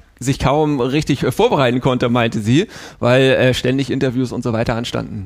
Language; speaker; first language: German; native; German